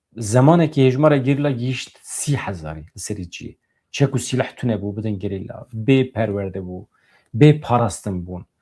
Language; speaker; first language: Kurdish; native; Kurdish